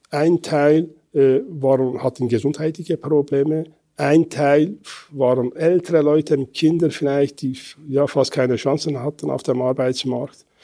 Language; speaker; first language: German; non-native, fluent; Kurdish